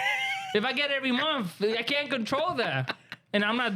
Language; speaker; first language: English; early bilingual, other home language; Spanish